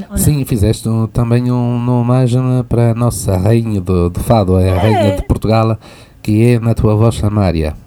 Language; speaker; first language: Portuguese; non-native, fluent; French